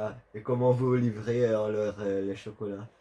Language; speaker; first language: French; non-native, learner; Dutch